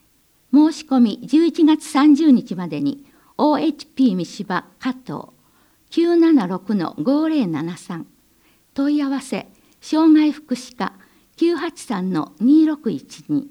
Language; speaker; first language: Japanese; native; Japanese